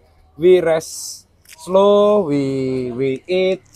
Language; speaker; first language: English; non-native, learner; Javanese